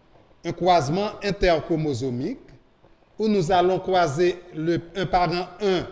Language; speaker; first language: French; non-native, local second language; Haitian Creole